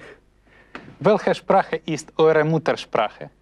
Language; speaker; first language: German; non-native, learner; Russian